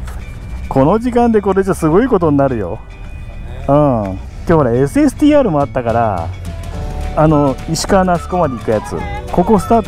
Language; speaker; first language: Japanese; native; Japanese